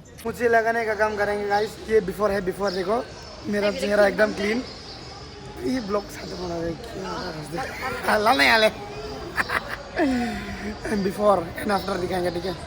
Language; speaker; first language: Hindi; non-native, local second language; Bangla